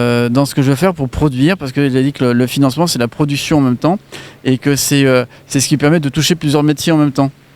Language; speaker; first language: French; native; French